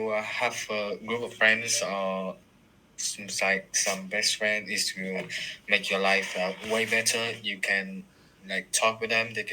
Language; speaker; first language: English; non-native, learner; Vietnamese